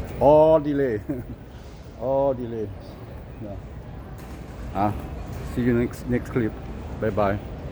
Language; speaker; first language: English; non-native, learner; Lao